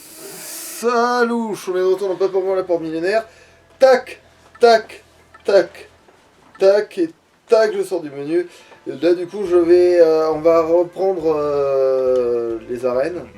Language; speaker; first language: French; native; French